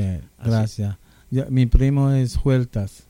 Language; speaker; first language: Spanish; non-native, local second language; English